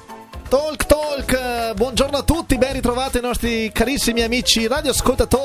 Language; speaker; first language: Italian; native; Italian